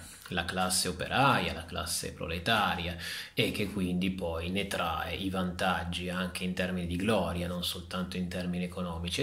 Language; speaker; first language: Italian; native; Italian